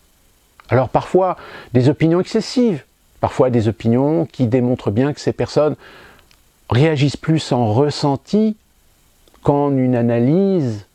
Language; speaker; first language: French; native; French